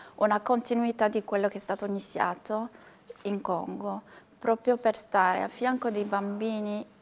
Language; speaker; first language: Italian; non-native, fluent; Arabic